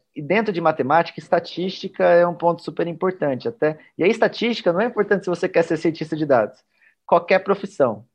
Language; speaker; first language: Portuguese; native; Portuguese